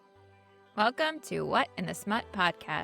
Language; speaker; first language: English; native; English